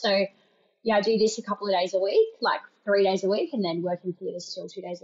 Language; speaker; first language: English; native; English